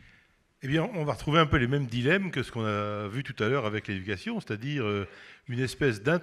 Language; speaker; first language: French; native; French